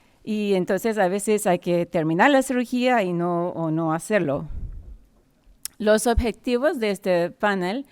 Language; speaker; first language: Spanish; non-native, fluent; English